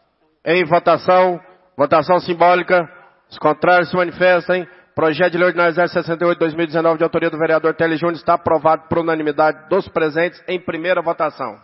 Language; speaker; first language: Portuguese; native; Portuguese